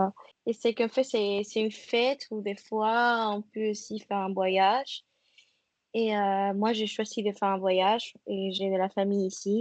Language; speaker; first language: French; non-native, fluent; Spanish